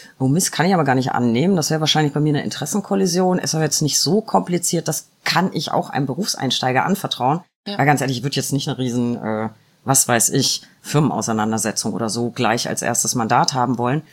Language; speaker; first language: German; native; German